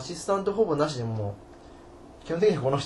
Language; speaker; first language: Japanese; native; Japanese